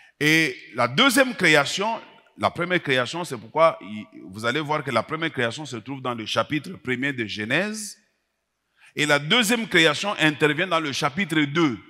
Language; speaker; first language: French; non-native, local second language; Swahili